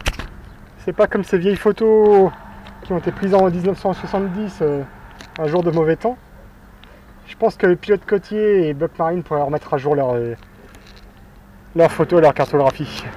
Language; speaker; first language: French; native; French